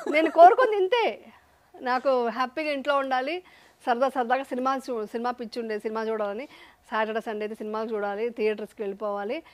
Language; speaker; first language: Telugu; native; Telugu